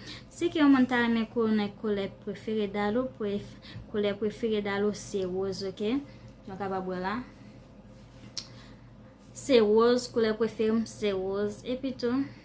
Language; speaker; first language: French; non-native, learner; Haitian Creole